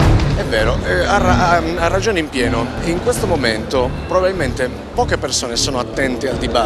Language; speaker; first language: Italian; native; Italian